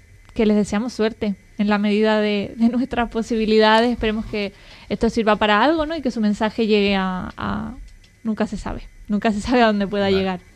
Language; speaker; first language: Spanish; native; Spanish